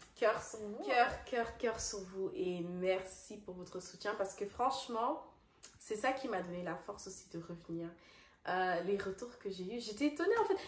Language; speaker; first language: French; non-native, fluent; Dutch